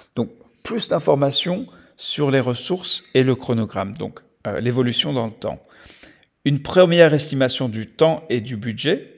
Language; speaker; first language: French; native; French